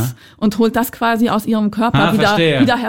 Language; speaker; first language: German; native; German